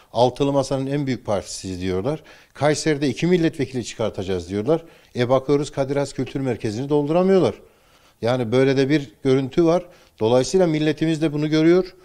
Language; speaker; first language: Turkish; native; Turkish